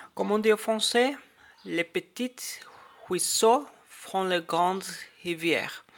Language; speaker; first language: French; non-native, learner; Portuguese